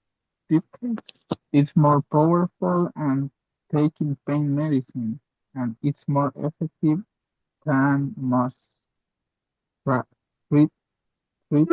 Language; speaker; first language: English; non-native, learner; Spanish